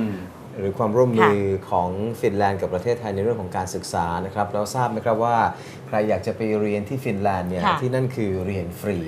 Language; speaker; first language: Thai; native; Thai